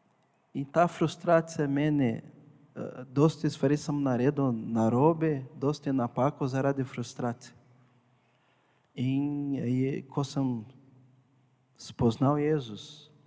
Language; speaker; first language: Slovenian; non-native, fluent; Portuguese